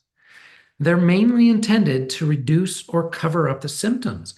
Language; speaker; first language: English; native; English